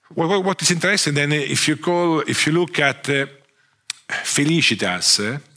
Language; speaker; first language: English; non-native, fluent; Italian